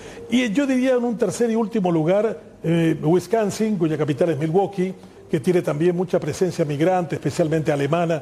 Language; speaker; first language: Spanish; native; Spanish